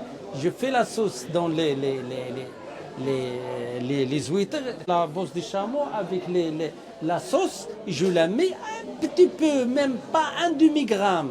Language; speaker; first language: French; non-native, learner; Arabic